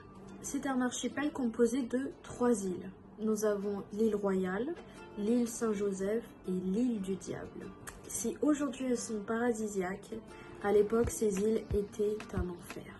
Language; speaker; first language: French; native; French